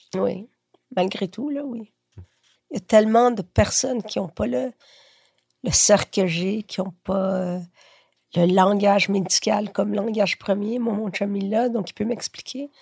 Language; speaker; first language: French; early bilingual, other home language; Spanish